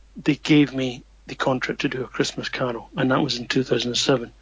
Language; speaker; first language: English; native; English